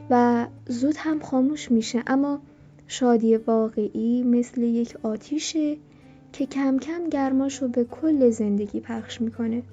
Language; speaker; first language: Persian; native; Persian